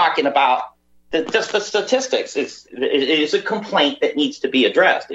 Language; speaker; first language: English; native; English